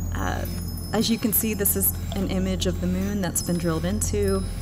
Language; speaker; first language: English; native; English